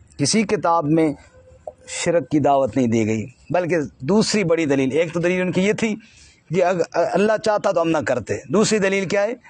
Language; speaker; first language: Urdu; non-native, local second language; Punjabi